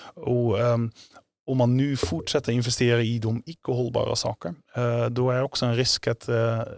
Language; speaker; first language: Swedish; non-native, fluent; Dutch